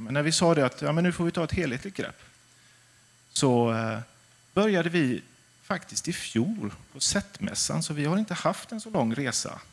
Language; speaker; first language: Swedish; native; Swedish